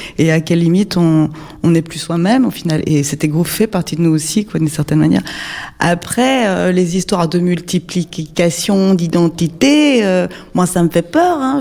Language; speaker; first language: French; native; French